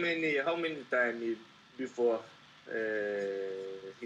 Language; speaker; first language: English; non-native, learner; Portuguese